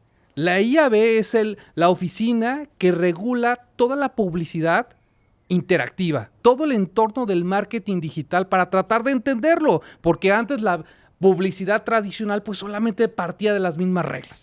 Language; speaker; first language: Spanish; native; Spanish